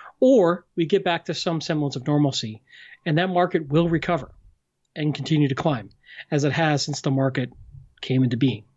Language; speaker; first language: English; native; English